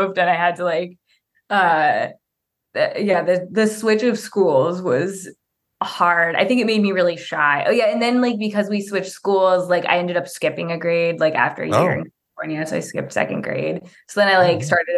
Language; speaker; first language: English; native; English